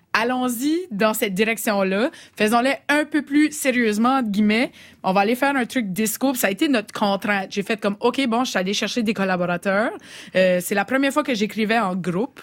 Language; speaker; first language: French; native; French